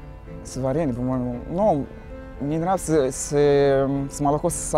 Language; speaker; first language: Russian; non-native, learner; Portuguese